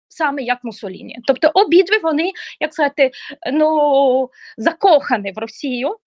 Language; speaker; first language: Ukrainian; non-native, local second language; Russian